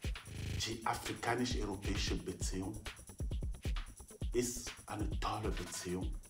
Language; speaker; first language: German; non-native, fluent; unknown